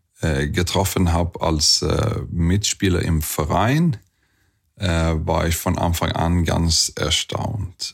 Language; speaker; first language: German; non-native, fluent; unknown